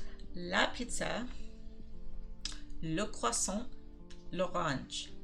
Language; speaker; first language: French; non-native, learner; English